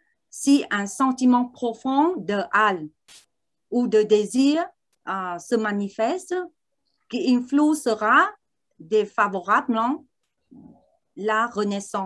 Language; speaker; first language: French; non-native, learner; Vietnamese